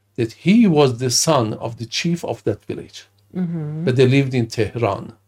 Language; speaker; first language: English; non-native, fluent; Persian